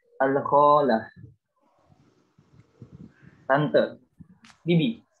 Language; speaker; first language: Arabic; non-native, learner; Indonesian